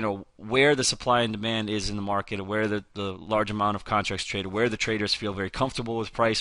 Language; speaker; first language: English; native; English